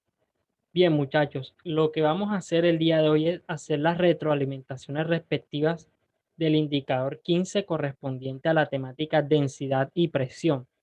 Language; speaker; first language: Spanish; native; Spanish